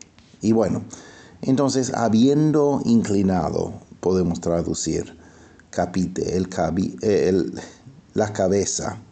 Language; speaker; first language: Spanish; non-native, fluent; English